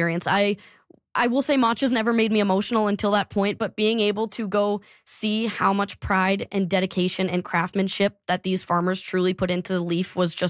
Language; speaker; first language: English; native; English